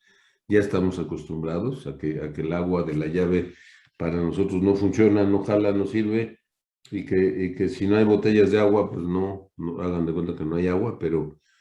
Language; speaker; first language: Spanish; native; Spanish